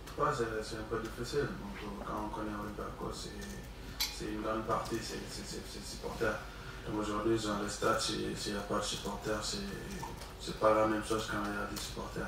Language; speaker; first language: French; non-native, local second language; Wolof